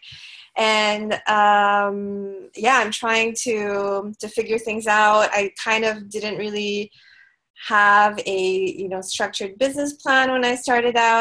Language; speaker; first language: English; non-native, local second language; Filipino